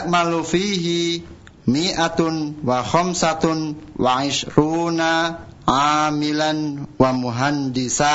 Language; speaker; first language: Arabic; non-native, learner; Indonesian